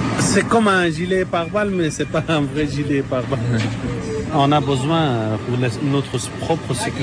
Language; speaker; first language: French; non-native, learner; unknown